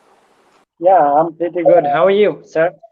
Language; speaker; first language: English; non-native, learner; Vietnamese